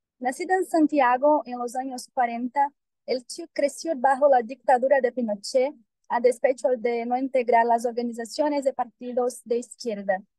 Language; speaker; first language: Spanish; non-native, fluent; Portuguese